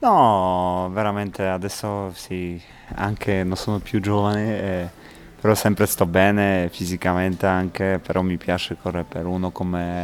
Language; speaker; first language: Italian; non-native, fluent; Polish